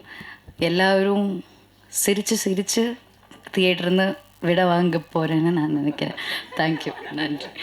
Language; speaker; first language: Tamil; non-native, learner; Telugu